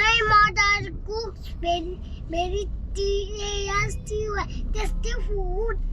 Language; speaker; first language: English; non-native, learner; Nepali